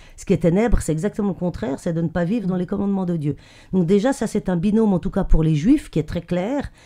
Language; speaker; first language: French; native; French